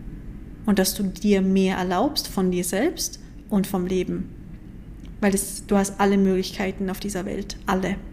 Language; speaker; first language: German; native; German